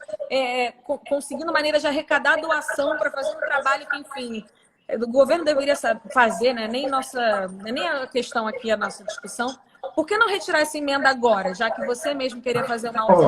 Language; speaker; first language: Portuguese; native; Portuguese